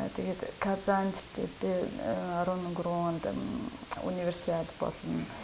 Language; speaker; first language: Mongolian; non-native, fluent; Russian